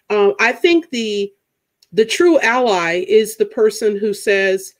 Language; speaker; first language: English; native; English